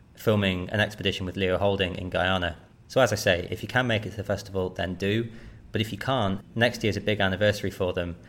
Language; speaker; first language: English; native; English